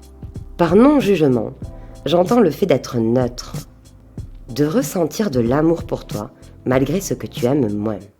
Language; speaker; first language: French; native; French